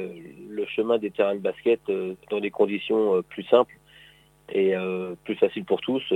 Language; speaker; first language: French; native; French